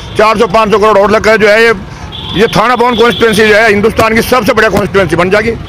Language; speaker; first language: Hindi; native; Hindi